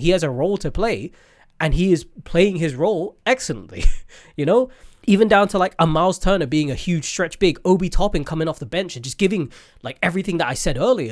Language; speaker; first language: English; native; English